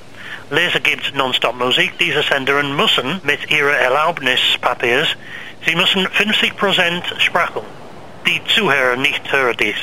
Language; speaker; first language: German; non-native, learner; English